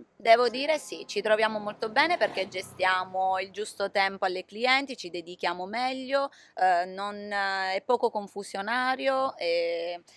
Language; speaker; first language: Italian; native; Italian